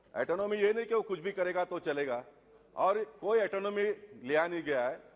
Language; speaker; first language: Hindi; non-native, local second language; Tulu